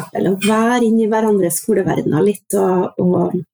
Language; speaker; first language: Norwegian; native; Norwegian